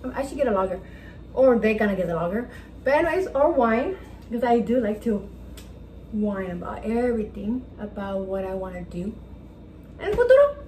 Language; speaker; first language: English; early bilingual, other home language; Spanish